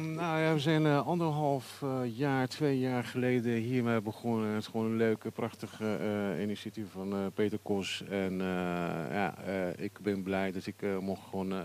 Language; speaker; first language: Dutch; non-native, fluent; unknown